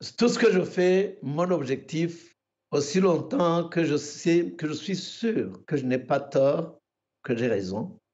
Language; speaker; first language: French; non-native, local second language; Kinyarwanda